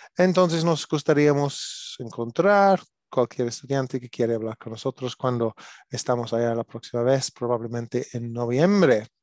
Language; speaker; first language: Spanish; non-native, learner; English